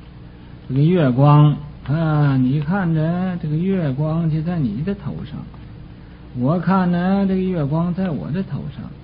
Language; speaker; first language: Chinese; native; Chinese